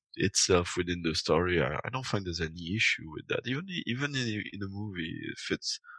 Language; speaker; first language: English; non-native, fluent; French